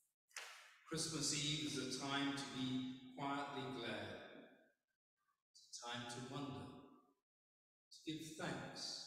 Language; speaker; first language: English; native; English